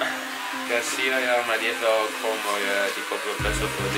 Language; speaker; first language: Dutch; non-native, fluent; Greek